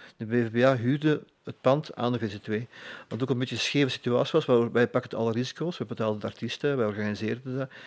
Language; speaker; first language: Dutch; native; Dutch